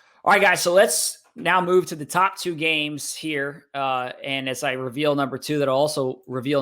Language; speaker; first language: English; native; English